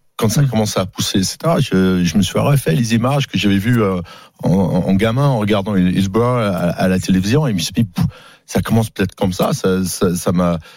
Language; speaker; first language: French; early bilingual, other home language; English